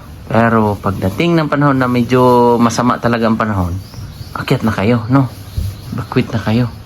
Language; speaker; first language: Filipino; native; Filipino